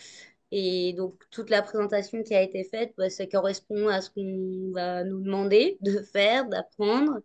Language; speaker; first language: French; native; French